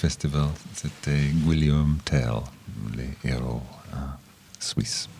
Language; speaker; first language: French; non-native, learner; English